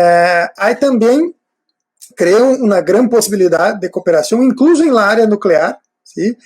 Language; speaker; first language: Spanish; non-native, fluent; Portuguese